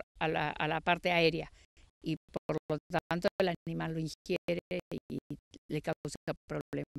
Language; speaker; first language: Spanish; native; Spanish